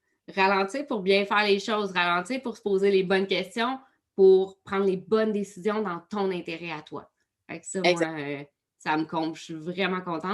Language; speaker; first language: French; native; French